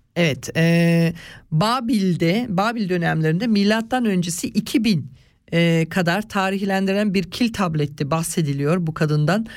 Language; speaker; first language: Turkish; early bilingual, other home language; Swiss German